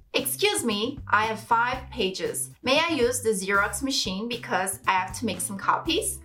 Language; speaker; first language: English; non-native, fluent; Portuguese